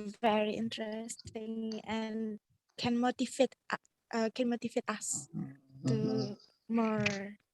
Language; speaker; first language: English; non-native, learner; Indonesian